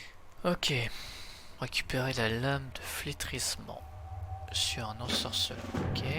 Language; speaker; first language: French; native; French